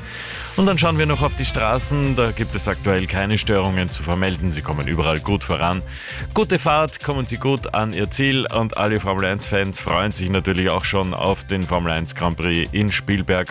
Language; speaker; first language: German; native; German